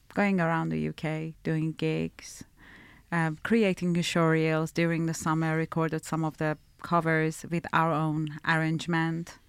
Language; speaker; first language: English; non-native, fluent; Persian